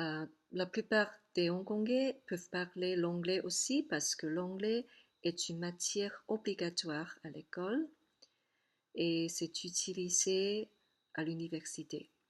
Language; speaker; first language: French; non-native, fluent; Cantonese